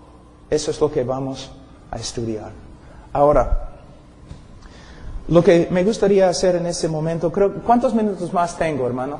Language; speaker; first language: Spanish; non-native, fluent; English